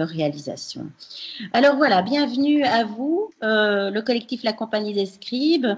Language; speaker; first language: French; native; French